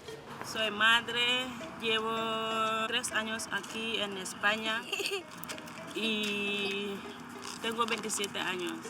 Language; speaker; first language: Spanish; non-native, fluent; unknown